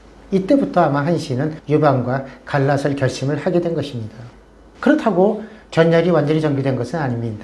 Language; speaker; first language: Korean; native; Korean